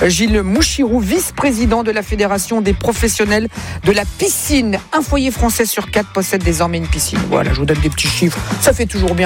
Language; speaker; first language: French; native; French